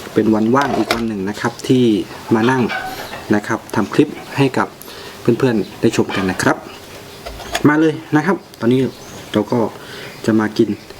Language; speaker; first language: Thai; non-native, local second language; Northeastern Thai